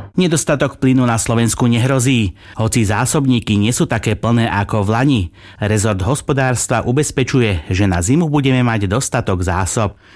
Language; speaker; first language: Slovak; native; Slovak